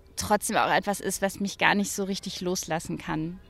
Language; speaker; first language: German; native; German